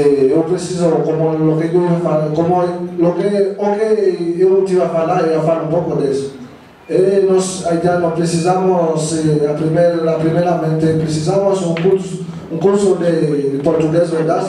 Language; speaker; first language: Portuguese; non-native, learner; Haitian Creole